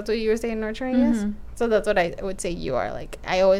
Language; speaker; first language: English; early bilingual, other home language; Spanish